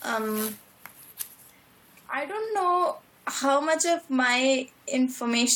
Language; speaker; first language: English; non-native, local second language; Malayalam